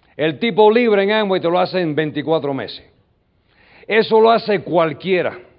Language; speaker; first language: Spanish; early bilingual, heritage; English